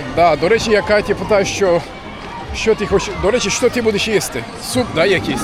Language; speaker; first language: Ukrainian; non-native, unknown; Turkish